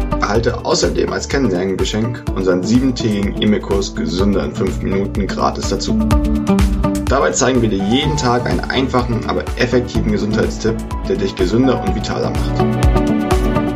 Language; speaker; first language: German; native; German